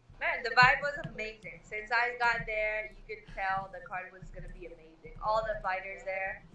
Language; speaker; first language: English; non-native, fluent; Spanish